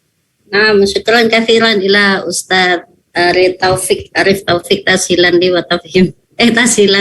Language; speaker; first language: Arabic; non-native, fluent; Indonesian